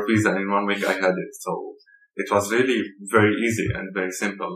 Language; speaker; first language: English; non-native, learner; Arabic